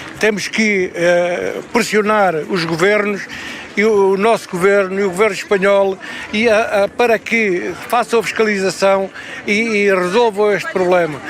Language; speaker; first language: Portuguese; native; Portuguese